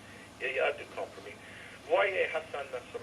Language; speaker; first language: French; non-native, fluent; English